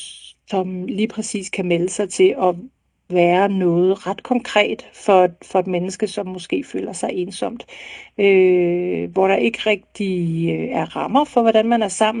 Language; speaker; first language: Danish; native; Danish